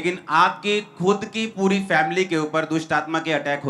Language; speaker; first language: Hindi; native; Hindi